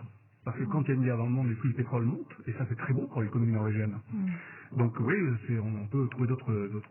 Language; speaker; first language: French; native; French